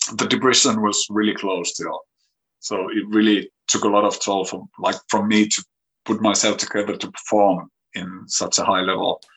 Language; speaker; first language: English; non-native, fluent; Finnish